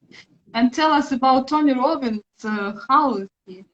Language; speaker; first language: English; non-native, learner; Russian